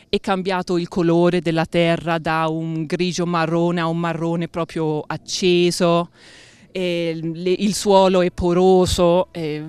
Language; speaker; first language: Italian; non-native, fluent; Danish